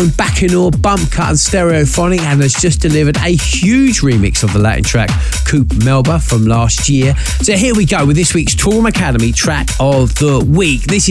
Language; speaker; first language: English; native; English